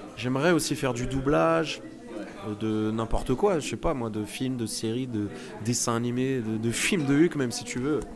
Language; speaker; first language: French; native; French